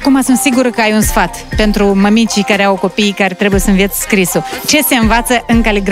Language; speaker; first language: Romanian; native; Romanian